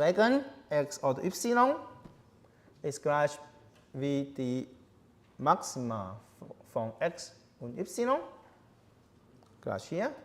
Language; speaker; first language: German; non-native, learner; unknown